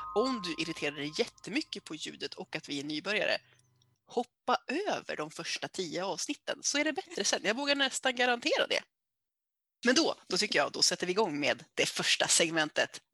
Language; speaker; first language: Swedish; native; Swedish